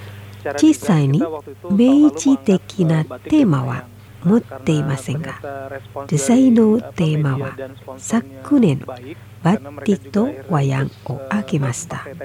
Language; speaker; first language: Japanese; non-native, fluent; Indonesian